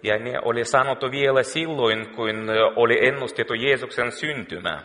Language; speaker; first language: Finnish; non-native, fluent; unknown